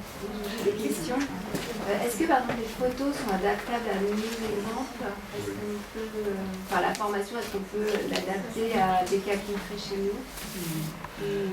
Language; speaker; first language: French; native; French